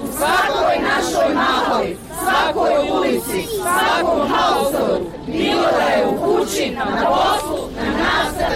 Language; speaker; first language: Croatian; native; Croatian